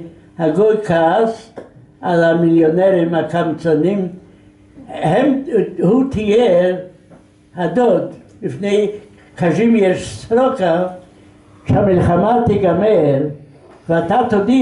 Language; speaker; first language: Hebrew; non-native, fluent; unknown